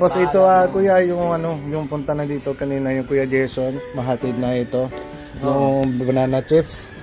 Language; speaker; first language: Filipino; non-native, learner; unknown